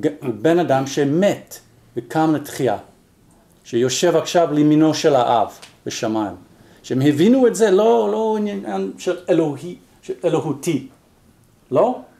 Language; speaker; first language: Hebrew; non-native, fluent; English